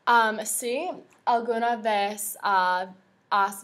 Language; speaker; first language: Spanish; non-native, learner; English